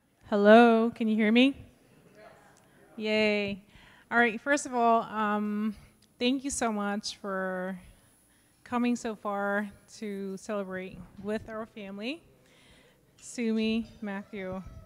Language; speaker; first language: English; early bilingual, other home language; Vietnamese